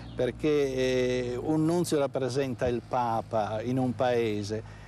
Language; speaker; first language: Italian; native; Italian